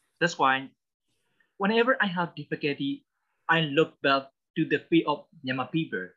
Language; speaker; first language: English; non-native, learner; Burmese